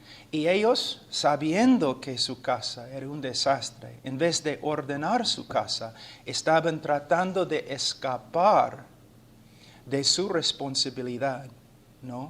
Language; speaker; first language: Spanish; non-native, fluent; English